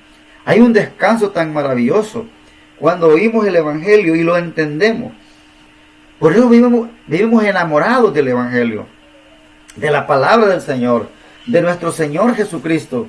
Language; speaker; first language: Spanish; native; Spanish